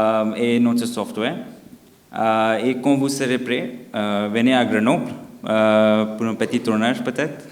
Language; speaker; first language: French; non-native, fluent; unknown